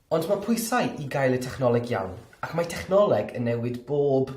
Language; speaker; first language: Welsh; non-native, learner; English